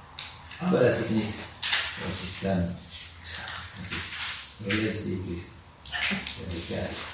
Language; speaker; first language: German; non-native, learner; Sinhala